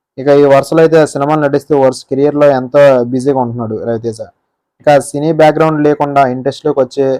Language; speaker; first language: Telugu; native; Telugu